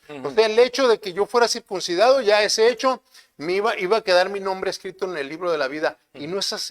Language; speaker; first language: Spanish; native; Spanish